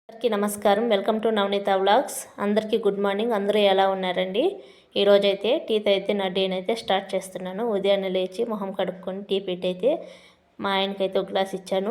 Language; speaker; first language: Telugu; native; Telugu